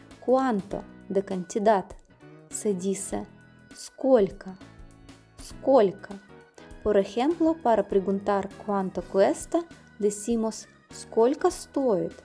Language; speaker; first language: Spanish; non-native, fluent; Russian